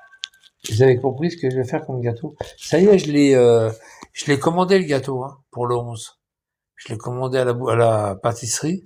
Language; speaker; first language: French; native; French